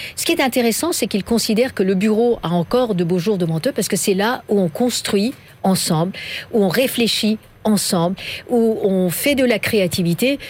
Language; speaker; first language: French; non-native, fluent; Persian